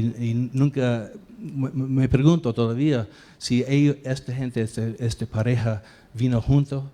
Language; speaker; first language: Spanish; non-native, fluent; English